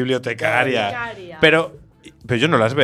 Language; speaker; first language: Spanish; native; Spanish